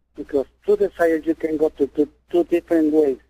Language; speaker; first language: English; non-native, fluent; Spanish